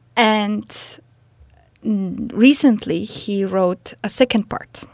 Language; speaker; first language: English; non-native, fluent; Polish